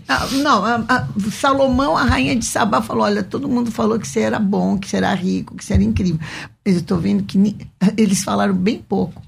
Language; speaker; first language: Portuguese; native; Portuguese